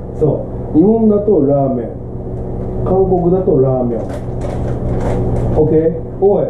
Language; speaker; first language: Japanese; native; Japanese